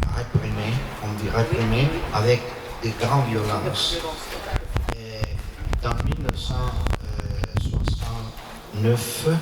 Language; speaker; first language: French; non-native, learner; Italian